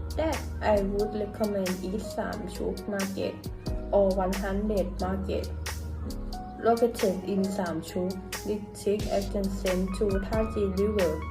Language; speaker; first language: English; non-native, fluent; Thai